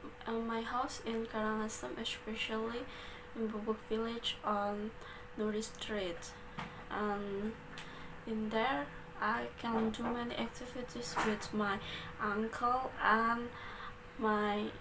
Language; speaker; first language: English; non-native, learner; Balinese